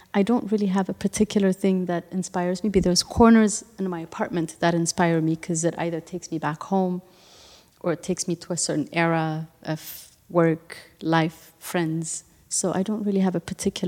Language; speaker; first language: English; non-native, fluent; Tigrinya